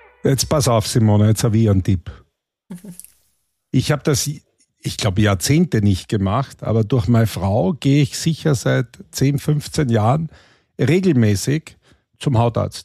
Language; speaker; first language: German; native; German